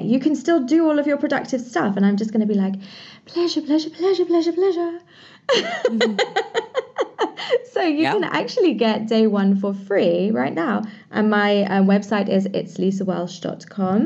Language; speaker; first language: English; native; English